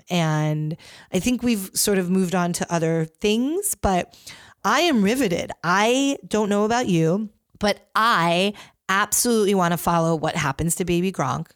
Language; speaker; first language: English; native; English